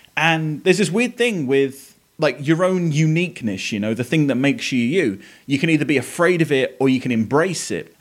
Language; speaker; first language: English; native; English